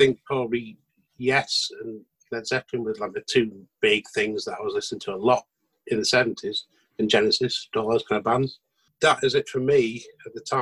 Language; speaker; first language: English; native; English